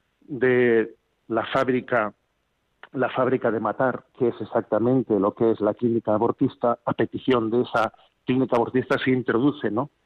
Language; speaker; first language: Spanish; native; Spanish